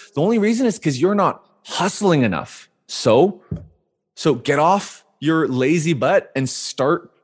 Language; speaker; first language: English; native; English